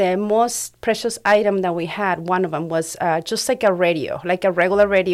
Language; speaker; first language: English; non-native, fluent; Spanish